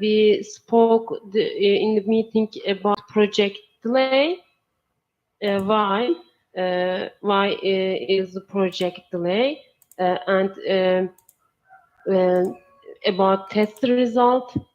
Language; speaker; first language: English; non-native, learner; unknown